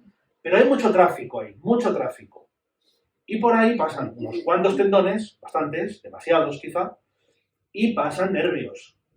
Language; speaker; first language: Spanish; native; Spanish